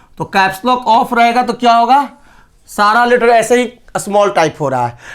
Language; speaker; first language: Hindi; native; Hindi